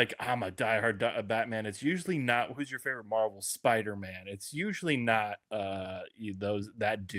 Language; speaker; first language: English; native; English